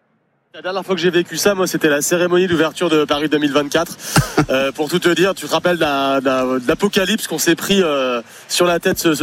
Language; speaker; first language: French; native; French